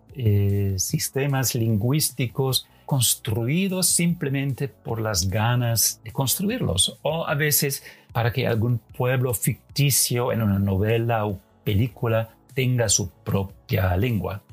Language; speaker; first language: Spanish; non-native, fluent; Dutch